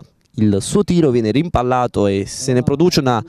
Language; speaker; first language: Italian; native; Italian